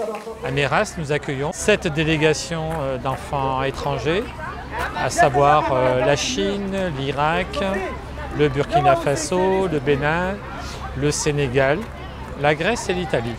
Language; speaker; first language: French; native; French